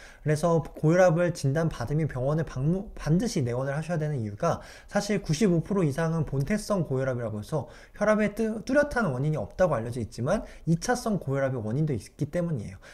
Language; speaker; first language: Korean; native; Korean